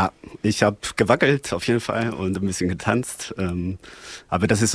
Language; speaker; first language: German; non-native, fluent; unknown